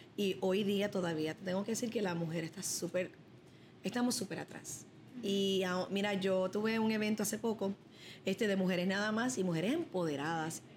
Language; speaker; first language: Spanish; early bilingual, other home language; English